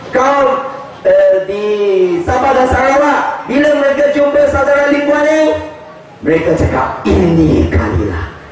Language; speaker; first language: Malay; non-native, local second language; Chinese